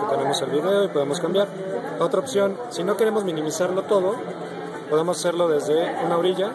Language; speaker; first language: Spanish; native; Spanish